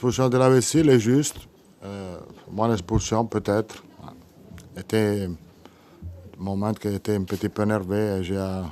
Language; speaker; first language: French; non-native, learner; Italian